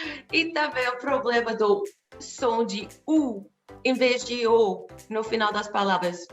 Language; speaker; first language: Portuguese; non-native, fluent; English